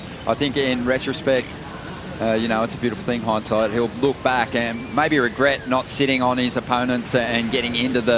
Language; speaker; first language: English; native; English